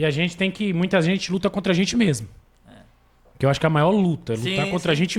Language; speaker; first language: Portuguese; native; Portuguese